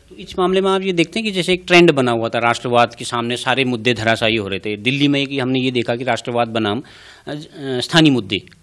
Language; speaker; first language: Hindi; native; Hindi